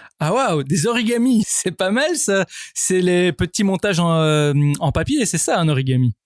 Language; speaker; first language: French; native; French